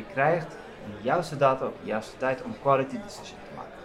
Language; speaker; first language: Dutch; non-native, fluent; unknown